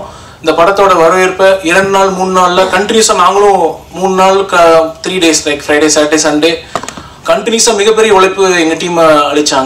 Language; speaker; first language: Tamil; native; Tamil